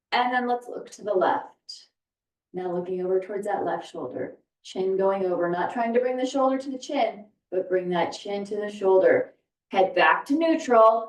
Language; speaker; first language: English; native; English